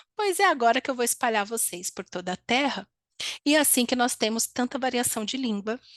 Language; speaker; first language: Portuguese; native; Portuguese